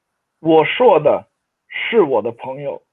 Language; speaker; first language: Chinese; non-native, fluent; Swedish